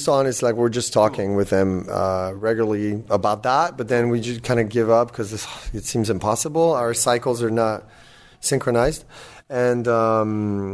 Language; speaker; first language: English; non-native, fluent; French